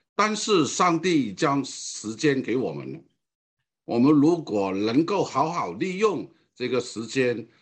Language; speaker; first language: Chinese; non-native, fluent; Cantonese